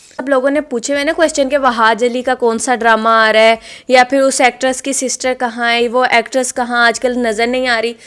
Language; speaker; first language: Urdu; native; Urdu